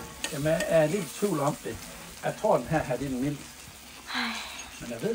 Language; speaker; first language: Danish; native; Danish